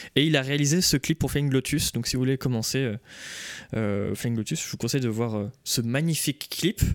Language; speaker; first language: French; native; French